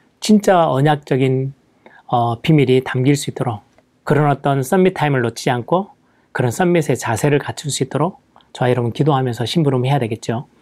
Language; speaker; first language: Korean; native; Korean